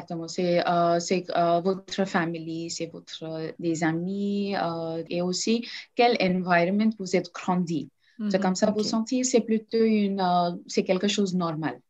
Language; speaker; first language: French; non-native, learner; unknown